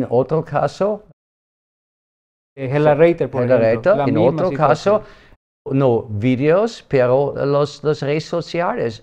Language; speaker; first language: Spanish; non-native, learner; German